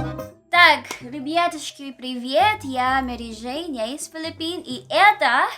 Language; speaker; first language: Russian; non-native, learner; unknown